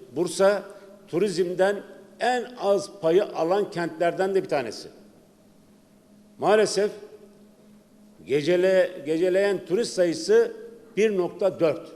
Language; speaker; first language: Turkish; native; Turkish